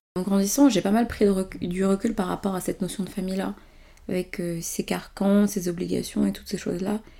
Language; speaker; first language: French; early bilingual, other home language; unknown